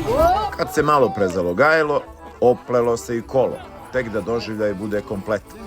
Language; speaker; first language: Bosnian; native; Bosnian